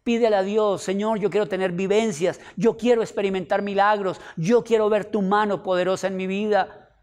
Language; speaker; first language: Spanish; native; Spanish